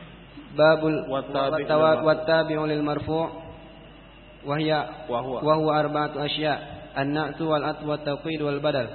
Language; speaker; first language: Arabic; non-native, learner; Indonesian